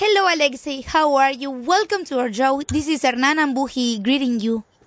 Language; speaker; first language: English; non-native, fluent; Spanish